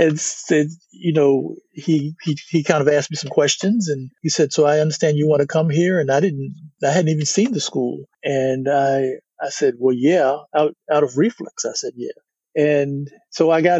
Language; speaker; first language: English; native; English